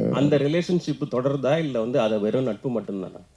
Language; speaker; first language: Tamil; native; Tamil